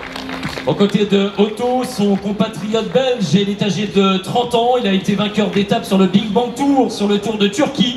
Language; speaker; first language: French; native; French